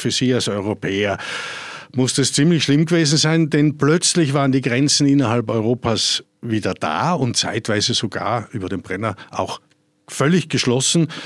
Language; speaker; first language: German; native; German